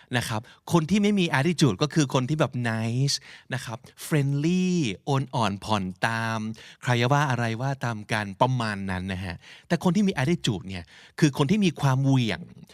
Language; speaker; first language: Thai; native; Thai